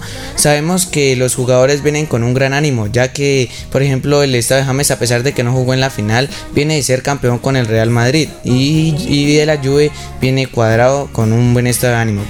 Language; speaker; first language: Spanish; native; Spanish